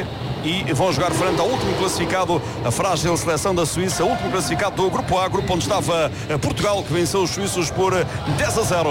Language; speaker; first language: Portuguese; native; Portuguese